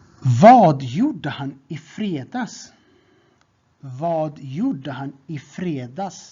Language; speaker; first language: Swedish; non-native, fluent; Tigrinya